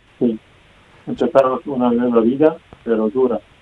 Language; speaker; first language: Spanish; non-native, learner; Arabic